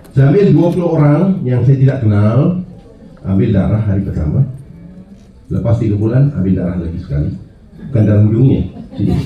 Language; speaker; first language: Malay; native; Malay